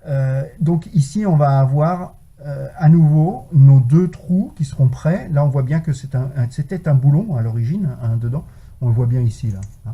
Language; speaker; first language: French; native; French